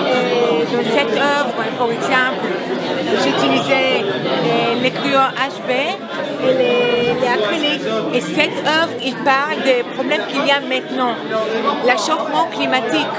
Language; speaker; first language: French; non-native, fluent; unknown